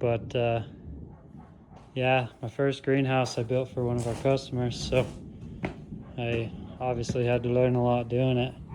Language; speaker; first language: English; native; English